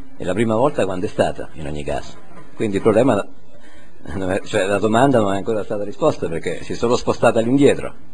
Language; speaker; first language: Italian; native; Italian